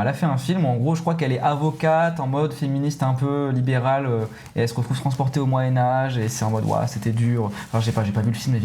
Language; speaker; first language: French; native; French